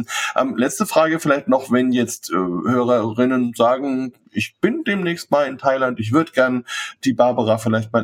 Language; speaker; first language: German; native; German